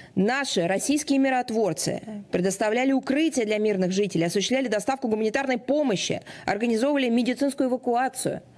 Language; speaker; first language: Russian; native; Russian